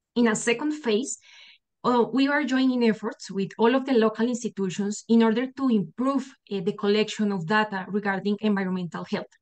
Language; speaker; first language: English; non-native, fluent; Spanish